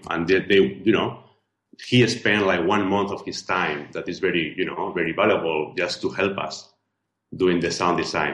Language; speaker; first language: English; non-native, fluent; Spanish